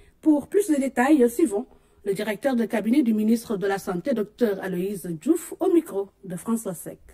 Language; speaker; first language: French; non-native, local second language; Wolof